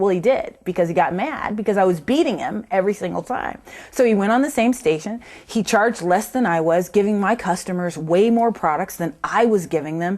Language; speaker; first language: English; native; English